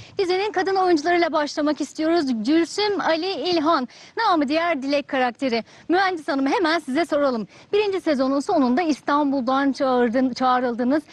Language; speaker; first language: Turkish; native; Turkish